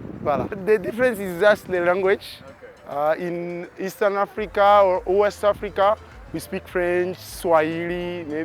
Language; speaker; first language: English; non-native, learner; French